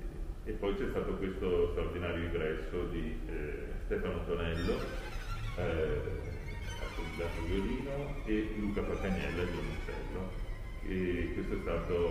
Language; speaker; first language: Italian; native; Italian